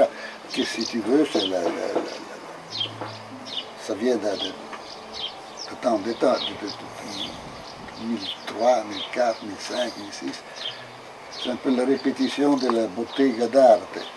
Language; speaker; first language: French; non-native, fluent; Italian